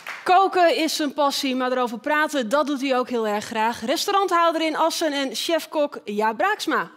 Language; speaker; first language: Dutch; native; Dutch